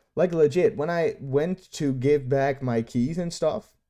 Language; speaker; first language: English; non-native, fluent; Dutch